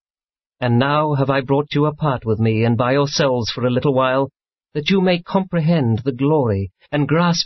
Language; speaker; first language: English; native; English